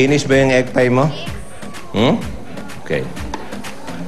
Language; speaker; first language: Filipino; native; Filipino